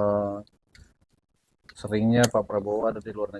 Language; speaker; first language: Indonesian; native; Indonesian